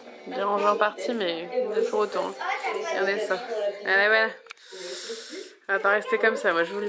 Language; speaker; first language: French; native; French